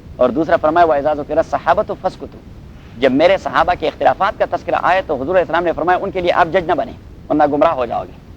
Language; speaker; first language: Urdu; non-native, local second language; Pashto